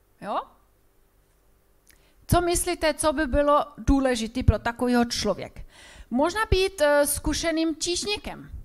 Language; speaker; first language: Czech; non-native, fluent; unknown